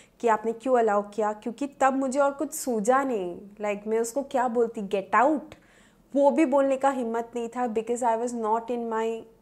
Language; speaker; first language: Hindi; non-native, local second language; Bangla